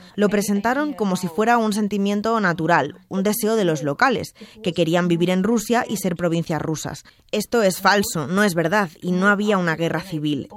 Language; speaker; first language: Spanish; non-native, fluent; Russian